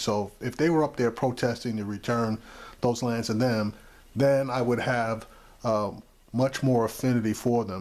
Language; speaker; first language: English; native; English